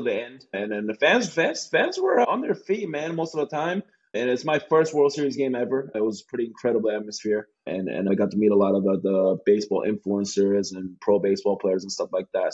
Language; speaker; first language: English; non-native, fluent; Korean